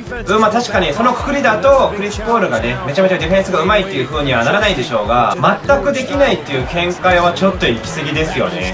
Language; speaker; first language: Japanese; native; Japanese